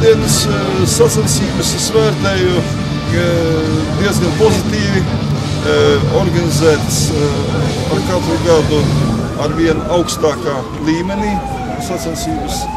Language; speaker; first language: Latvian; native; Latvian